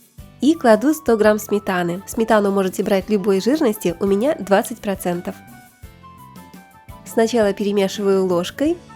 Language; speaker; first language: Russian; native; Russian